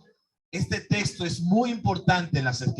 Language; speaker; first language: Spanish; native; Spanish